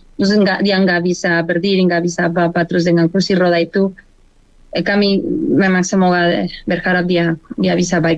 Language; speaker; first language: Indonesian; non-native, learner; Spanish